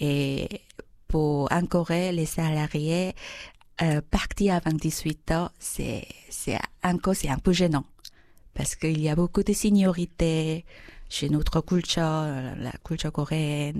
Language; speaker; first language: French; non-native, fluent; Korean